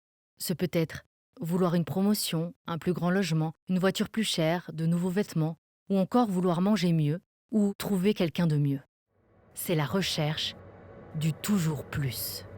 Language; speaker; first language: French; native; French